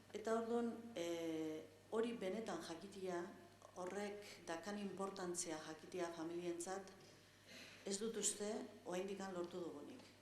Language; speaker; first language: Basque; non-native, local second language; Spanish